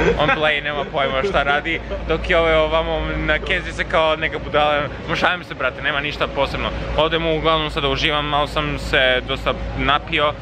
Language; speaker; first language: Serbian; early bilingual, heritage; Serbian